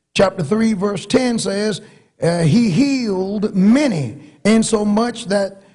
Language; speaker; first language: English; native; English